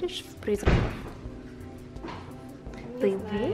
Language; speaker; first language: Russian; non-native, learner; English